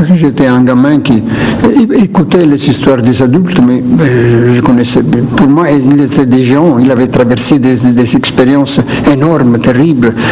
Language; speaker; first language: French; non-native, fluent; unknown